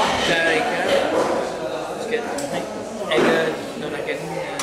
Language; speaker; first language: Japanese; non-native, learner; French